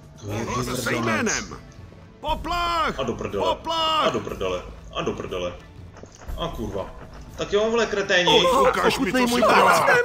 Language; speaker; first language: Czech; native; Czech